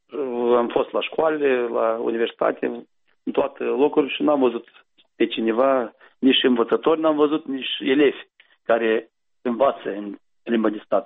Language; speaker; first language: Romanian; non-native, local second language; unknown